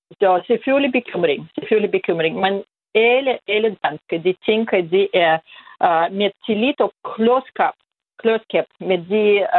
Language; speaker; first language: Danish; non-native, fluent; Russian